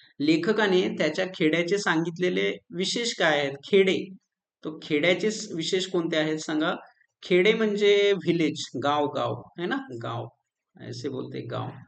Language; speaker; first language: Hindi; non-native, local second language; Marathi